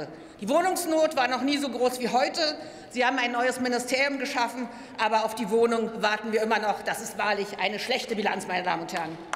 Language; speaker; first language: German; native; German